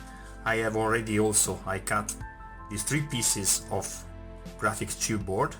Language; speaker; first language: English; non-native, fluent; Italian